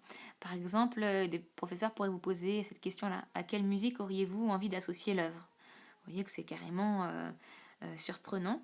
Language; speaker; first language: French; native; French